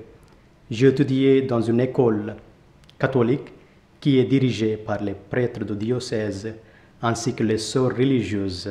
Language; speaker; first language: French; non-native, fluent; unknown